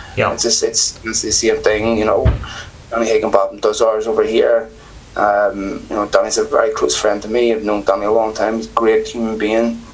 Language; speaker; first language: English; native; English